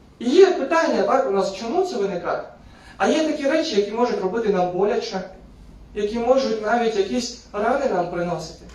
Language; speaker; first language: Ukrainian; non-native, local second language; Russian